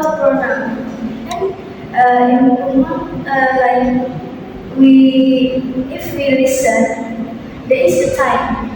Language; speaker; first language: English; non-native, learner; Indonesian